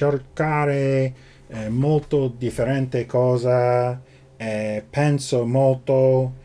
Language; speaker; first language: Italian; non-native, learner; English